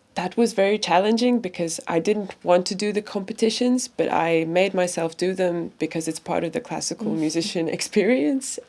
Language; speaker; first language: English; non-native, fluent; Latvian